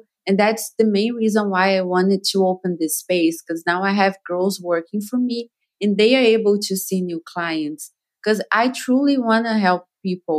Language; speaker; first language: English; non-native, fluent; Portuguese